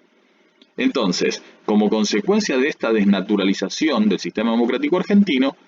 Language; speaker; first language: Spanish; native; Spanish